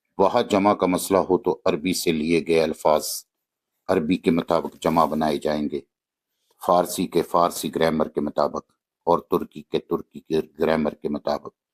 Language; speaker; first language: Urdu; native; Urdu